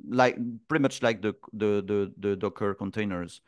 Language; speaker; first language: English; non-native, fluent; French